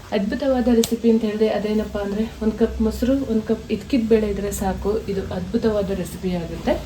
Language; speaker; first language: Kannada; native; Kannada